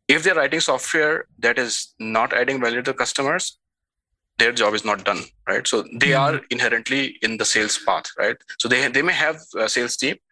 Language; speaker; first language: English; non-native, local second language; Hindi